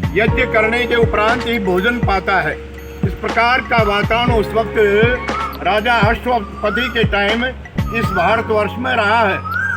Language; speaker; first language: Hindi; native; Hindi